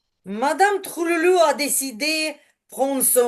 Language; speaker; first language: French; non-native, learner; Ukrainian